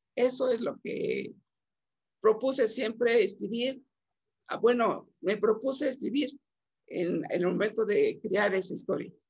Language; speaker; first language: Spanish; native; Spanish